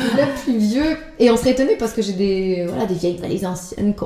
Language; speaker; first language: French; native; French